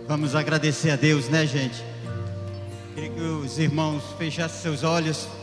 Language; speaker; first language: Portuguese; native; Portuguese